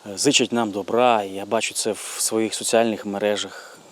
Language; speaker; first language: Ukrainian; native; Ukrainian